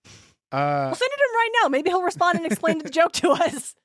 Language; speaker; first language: English; native; English